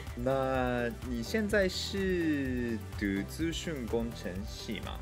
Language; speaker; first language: Chinese; non-native, fluent; Japanese